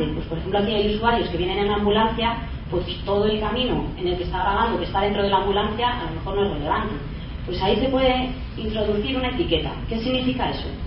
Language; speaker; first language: Spanish; native; Spanish